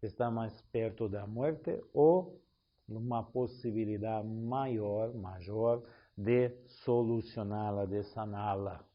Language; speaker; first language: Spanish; non-native, learner; Portuguese